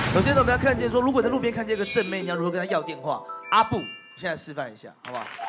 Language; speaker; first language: Chinese; native; Chinese